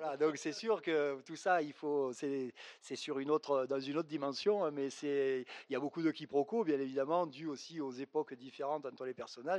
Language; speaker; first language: French; native; French